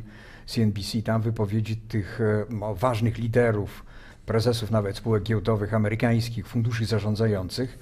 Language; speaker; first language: Polish; native; Polish